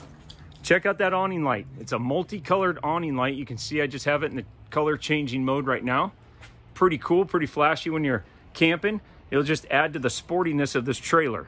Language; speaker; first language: English; native; English